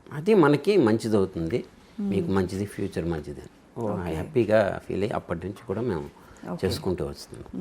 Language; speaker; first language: Telugu; native; Telugu